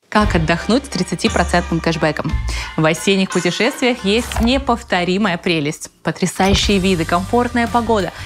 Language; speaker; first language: Russian; native; Russian